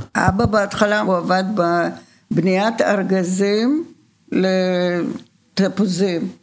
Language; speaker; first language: Hebrew; early bilingual, other home language; Bulgarian